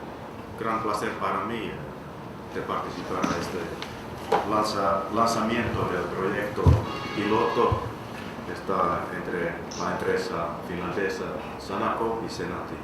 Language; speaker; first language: Spanish; non-native, fluent; Finnish